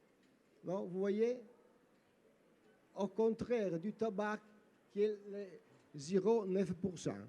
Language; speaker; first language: French; non-native, learner; Italian